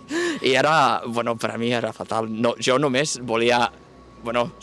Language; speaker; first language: Catalan; non-native, fluent; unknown